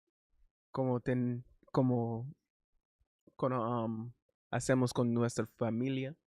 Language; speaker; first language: Spanish; non-native, learner; English